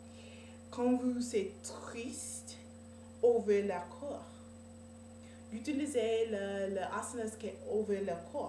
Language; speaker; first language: French; non-native, learner; English